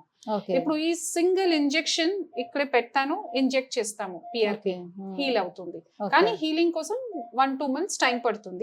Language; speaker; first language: Telugu; non-native, local second language; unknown